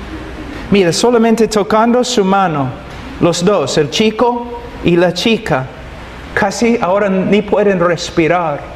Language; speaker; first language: Spanish; non-native, fluent; English